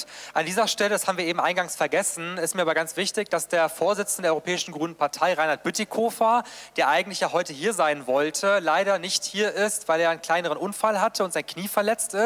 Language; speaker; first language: German; native; German